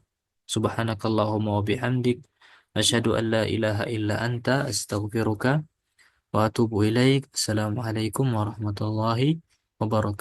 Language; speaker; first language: Arabic; non-native, fluent; Indonesian